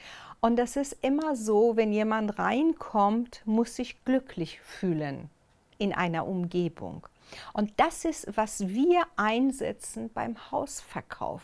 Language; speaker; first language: German; non-native, fluent; Persian